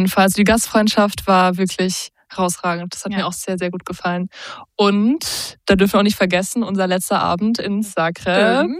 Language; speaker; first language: German; native; German